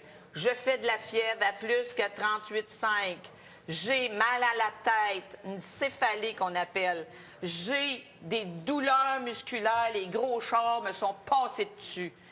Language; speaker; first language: French; native; French